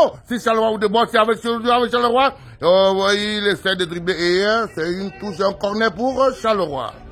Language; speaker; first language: French; native; French